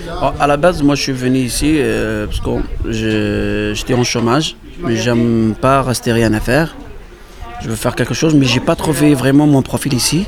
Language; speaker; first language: French; non-native, learner; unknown